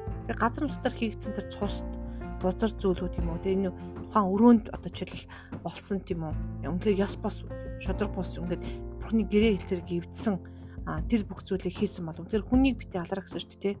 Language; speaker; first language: Mongolian; native; Mongolian